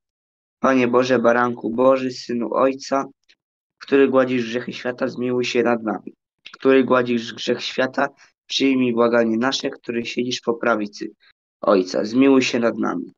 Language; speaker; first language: Polish; native; Polish